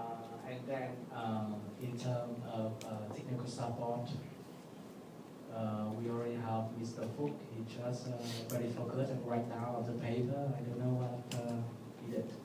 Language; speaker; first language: English; non-native, learner; Vietnamese